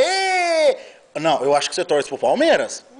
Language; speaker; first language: Portuguese; native; Portuguese